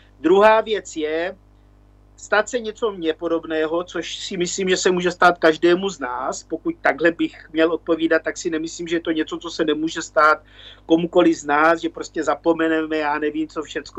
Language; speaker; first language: Czech; native; Czech